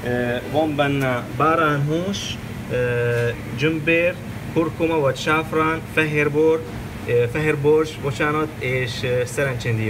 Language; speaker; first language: Hungarian; non-native, learner; Arabic